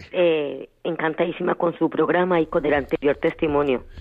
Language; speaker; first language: Spanish; native; Spanish